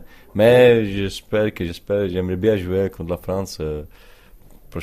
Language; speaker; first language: French; non-native, learner; Czech